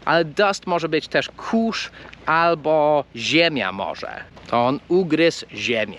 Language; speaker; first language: Polish; non-native, fluent; English